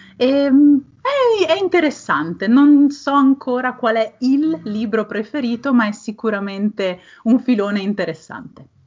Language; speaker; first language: Italian; native; Italian